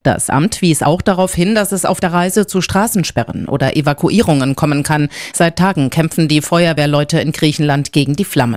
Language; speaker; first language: German; native; German